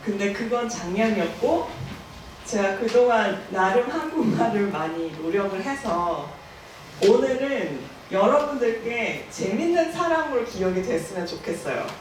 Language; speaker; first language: Korean; early bilingual, heritage; Korean